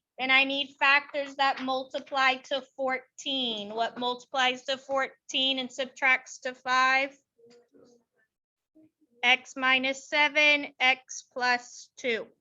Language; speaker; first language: English; native; English